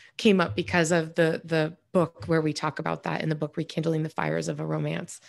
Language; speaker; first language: English; native; English